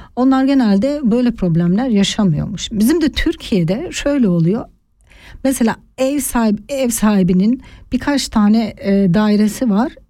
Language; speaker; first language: German; non-native, learner; Turkish